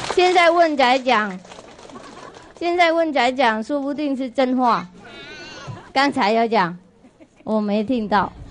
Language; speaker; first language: Chinese; non-native, fluent; Vietnamese